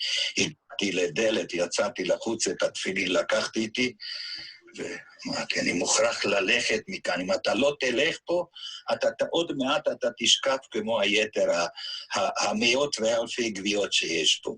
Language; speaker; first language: Hebrew; non-native, fluent; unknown